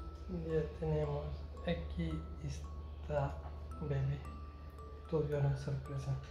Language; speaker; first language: Spanish; non-native, learner; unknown